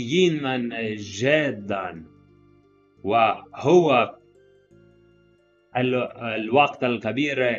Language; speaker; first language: Arabic; non-native, learner; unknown